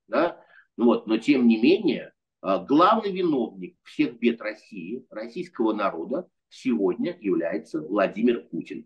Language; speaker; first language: Russian; native; Russian